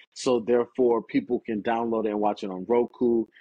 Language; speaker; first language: English; native; English